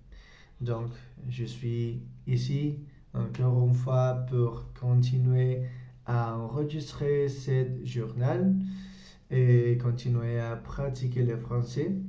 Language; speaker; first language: French; non-native, learner; Spanish